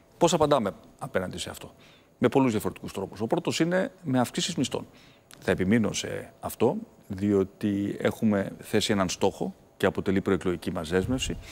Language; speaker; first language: Greek; native; Greek